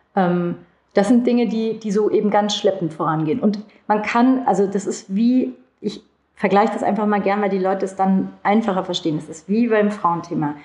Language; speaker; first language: German; early bilingual, other home language; Turkish